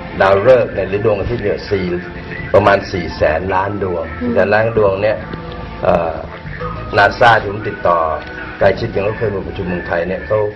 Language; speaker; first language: Thai; native; Thai